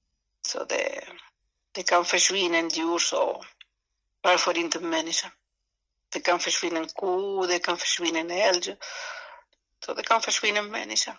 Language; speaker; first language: Swedish; non-native, fluent; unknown